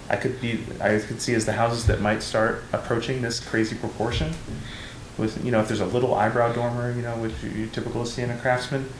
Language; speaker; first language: English; native; English